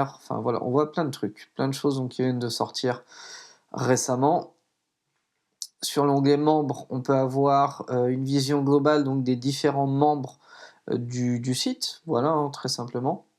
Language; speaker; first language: French; native; French